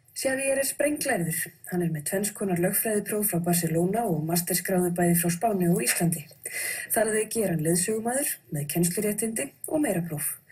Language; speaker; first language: Icelandic; native; Icelandic